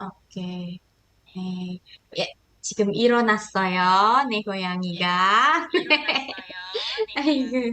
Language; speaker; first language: Korean; non-native, fluent; Indonesian